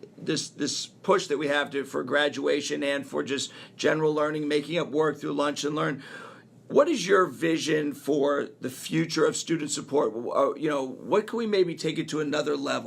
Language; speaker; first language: English; native; English